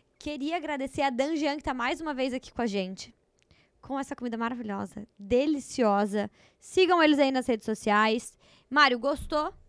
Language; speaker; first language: Portuguese; native; Portuguese